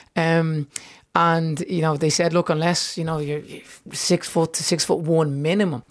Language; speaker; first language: English; native; English